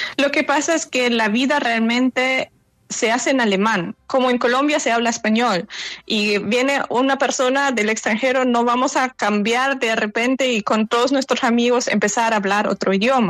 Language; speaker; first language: Spanish; non-native, fluent; German